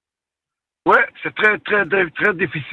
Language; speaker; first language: French; non-native, learner; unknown